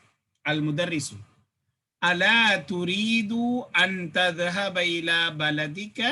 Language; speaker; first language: Arabic; non-native, fluent; Tamil